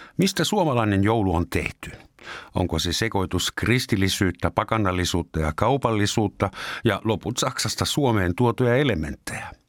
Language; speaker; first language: Finnish; non-native, fluent; German